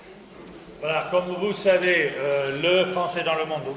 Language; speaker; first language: French; non-native, fluent; Spanish